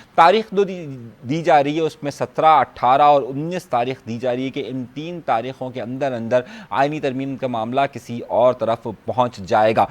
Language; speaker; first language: Urdu; native; Urdu